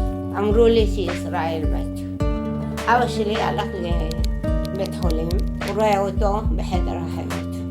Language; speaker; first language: Hebrew; early bilingual, other home language; Arabic